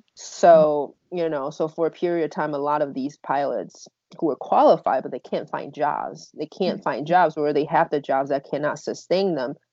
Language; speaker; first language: English; non-native, fluent; Chinese